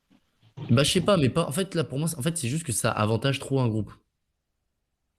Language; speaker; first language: French; native; French